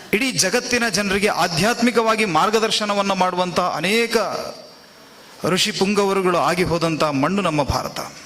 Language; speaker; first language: Kannada; non-native, local second language; Tulu